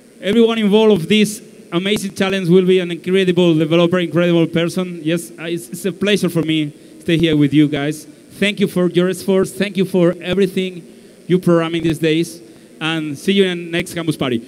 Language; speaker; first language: English; non-native, learner; Portuguese